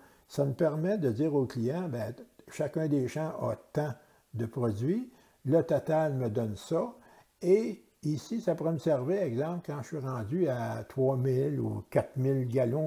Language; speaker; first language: French; native; French